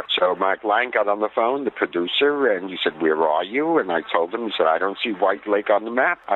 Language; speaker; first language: English; native; English